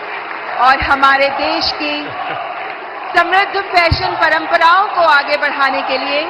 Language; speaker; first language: Hindi; native; Hindi